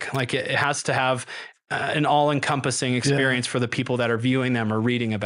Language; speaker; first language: English; native; English